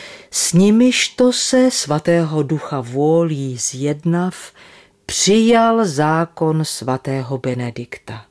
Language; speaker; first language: Czech; native; Czech